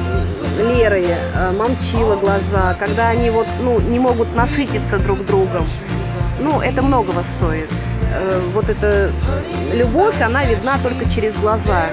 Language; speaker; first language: Russian; native; Russian